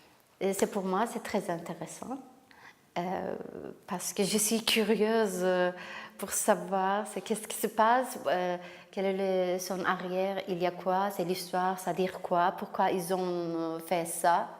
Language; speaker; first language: French; non-native, learner; Kurdish